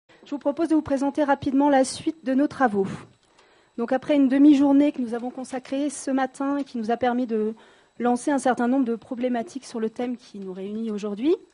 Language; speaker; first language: French; native; French